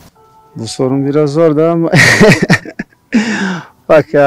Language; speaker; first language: Turkish; non-native, learner; Portuguese